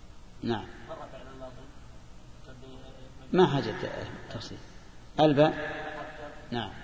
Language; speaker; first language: Arabic; native; Arabic